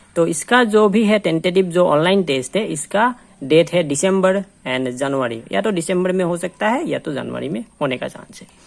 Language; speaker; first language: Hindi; non-native, local second language; Assamese